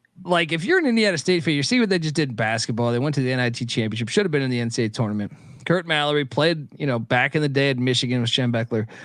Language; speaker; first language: English; native; English